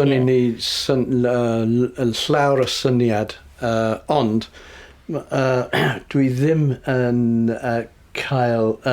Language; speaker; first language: Welsh; non-native, learner; English